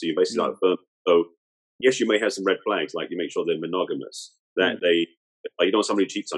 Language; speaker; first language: English; native; English